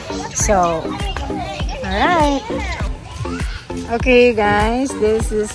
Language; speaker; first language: English; non-native, local second language; Filipino